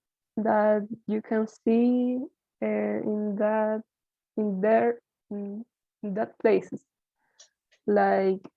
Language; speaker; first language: English; non-native, learner; Spanish